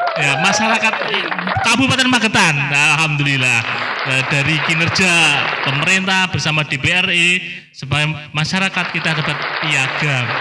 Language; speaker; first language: Indonesian; non-native, local second language; Javanese